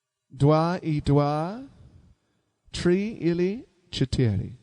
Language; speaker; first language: Russian; non-native, learner; English